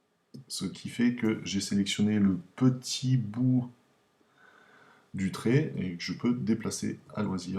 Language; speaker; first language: French; native; French